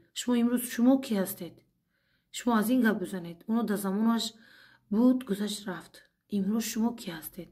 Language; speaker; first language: Tajik; non-native, fluent; Uzbek